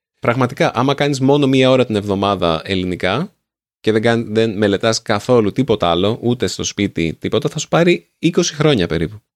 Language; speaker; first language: Greek; native; Greek